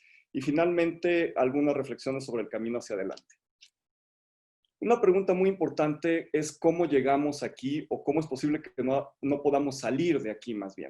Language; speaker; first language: Spanish; native; Spanish